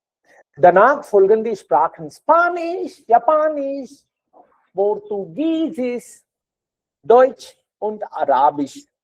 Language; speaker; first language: German; non-native, fluent; Hindi